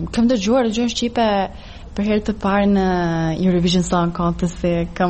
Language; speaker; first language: Albanian; non-native, fluent; Serbian